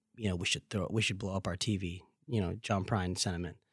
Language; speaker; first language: English; native; English